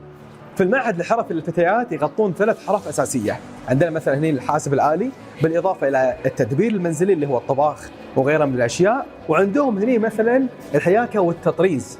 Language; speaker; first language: Arabic; native; Arabic